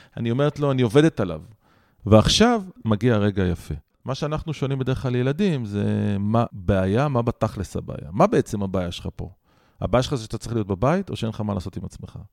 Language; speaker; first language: Hebrew; native; Hebrew